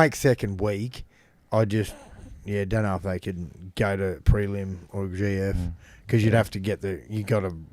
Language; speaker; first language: English; native; English